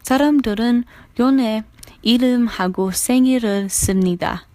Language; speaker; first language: Korean; non-native, learner; English